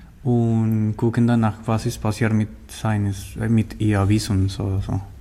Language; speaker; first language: German; non-native, learner; Spanish